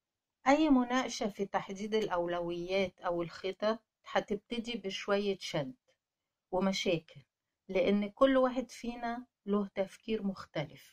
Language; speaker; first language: Arabic; native; Arabic